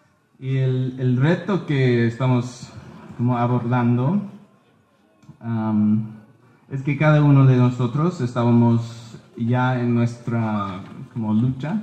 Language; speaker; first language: Spanish; early bilingual, heritage; Spanish